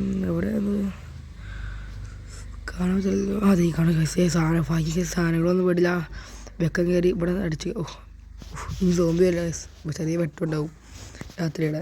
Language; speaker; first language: Malayalam; native; Malayalam